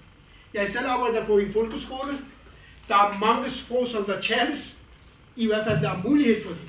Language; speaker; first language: Danish; non-native, fluent; Kurdish